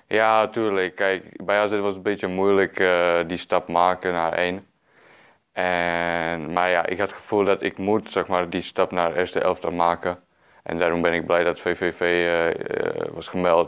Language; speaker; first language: Dutch; non-native, fluent; Czech